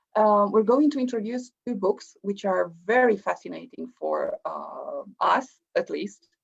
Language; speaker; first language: English; non-native, fluent; Romanian